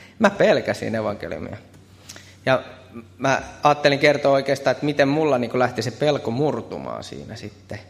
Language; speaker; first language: Finnish; native; Finnish